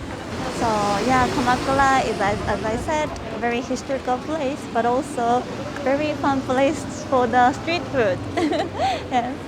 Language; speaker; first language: English; non-native, fluent; Japanese